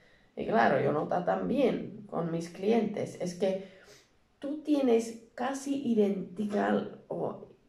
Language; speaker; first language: Spanish; non-native, learner; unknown